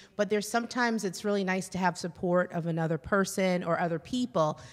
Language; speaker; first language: English; native; English